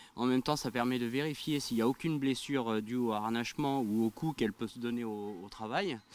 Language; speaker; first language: French; native; French